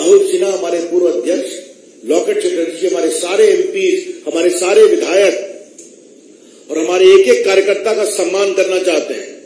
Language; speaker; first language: Hindi; native; Hindi